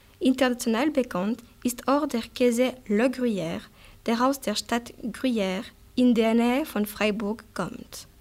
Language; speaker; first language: German; non-native, local second language; French